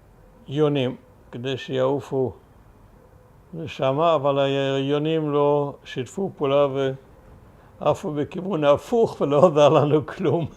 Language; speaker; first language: Hebrew; early bilingual, other home language; German